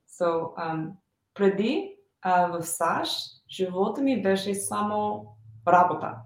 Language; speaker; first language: Bulgarian; non-native, learner; English